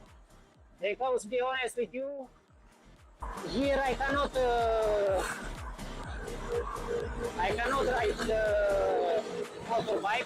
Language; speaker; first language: English; non-native, learner; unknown